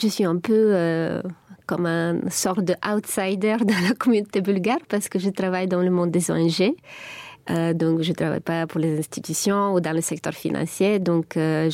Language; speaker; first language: French; non-native, fluent; Bulgarian